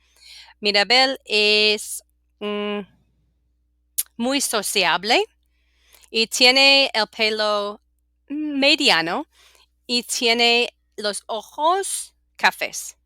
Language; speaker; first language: Spanish; non-native, fluent; English